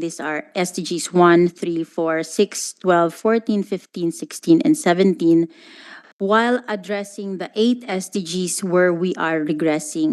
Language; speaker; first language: English; non-native, local second language; Filipino